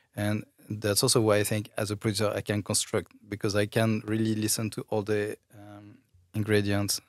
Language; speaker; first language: English; non-native, fluent; French